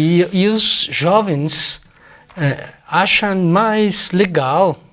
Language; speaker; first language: Portuguese; non-native, fluent; Spanish